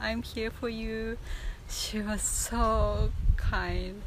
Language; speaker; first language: English; non-native, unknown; Japanese